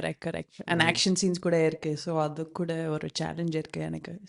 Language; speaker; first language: Tamil; non-native, fluent; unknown